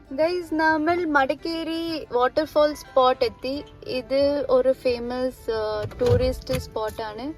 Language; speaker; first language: Malayalam; non-native, local second language; Kannada